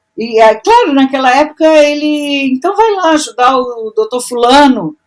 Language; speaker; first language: Portuguese; native; Portuguese